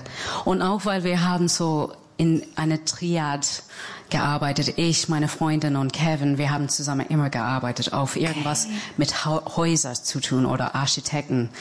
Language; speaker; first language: German; non-native, fluent; English